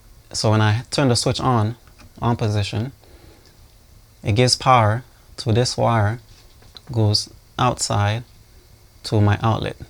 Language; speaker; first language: English; native; English